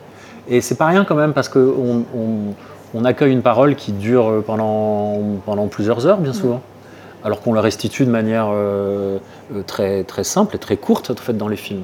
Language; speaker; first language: French; native; French